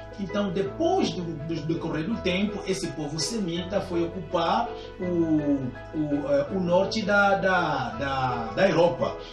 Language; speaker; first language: Portuguese; native; Portuguese